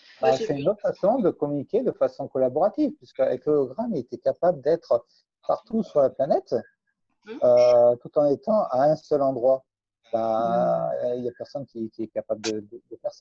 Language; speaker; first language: French; native; French